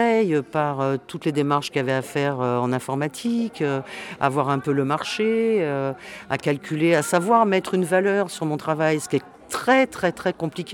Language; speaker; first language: French; native; French